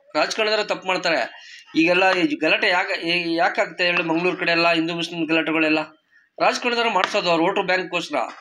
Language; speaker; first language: Kannada; non-native, local second language; Marathi